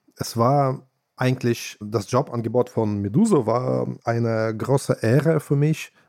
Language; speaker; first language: German; non-native, fluent; Russian